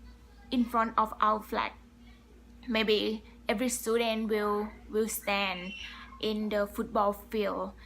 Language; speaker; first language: English; non-native, learner; Thai